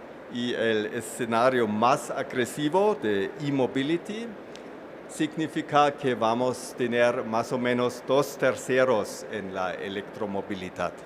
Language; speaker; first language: Spanish; non-native, fluent; German